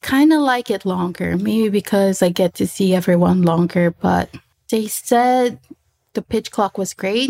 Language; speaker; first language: English; non-native, local second language; Filipino